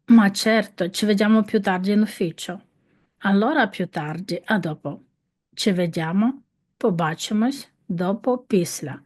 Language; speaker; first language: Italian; non-native, fluent; Ukrainian